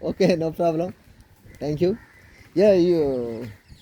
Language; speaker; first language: English; non-native, learner; Telugu